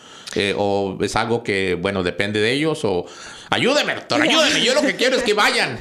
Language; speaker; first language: Spanish; native; Spanish